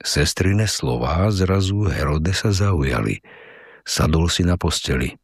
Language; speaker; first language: Slovak; native; Slovak